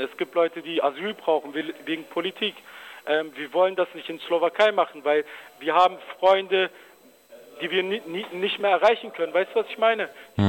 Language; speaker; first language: German; early bilingual, other home language; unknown